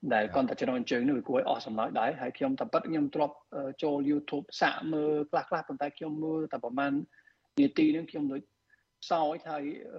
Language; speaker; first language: Khmer; non-native, fluent; Spanish